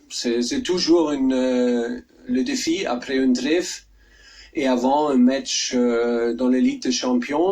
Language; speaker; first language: French; non-native, learner; German